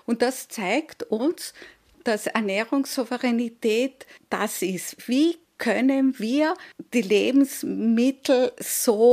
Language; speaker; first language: German; early bilingual, other home language; Spanish